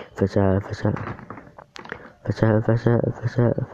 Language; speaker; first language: Arabic; non-native, learner; Indonesian